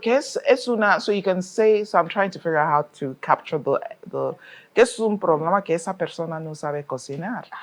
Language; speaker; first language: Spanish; non-native, fluent; English